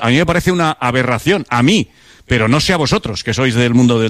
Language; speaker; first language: Spanish; native; Spanish